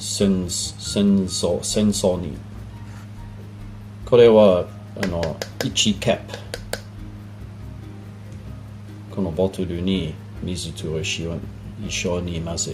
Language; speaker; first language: Japanese; non-native, learner; English